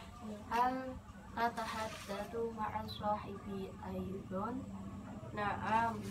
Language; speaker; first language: Arabic; non-native, learner; Indonesian